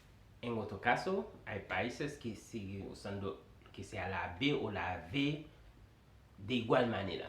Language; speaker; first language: Spanish; non-native, fluent; Haitian Creole